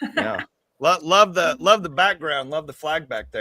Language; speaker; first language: English; native; English